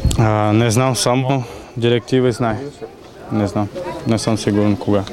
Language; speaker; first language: Bulgarian; non-native, learner; Portuguese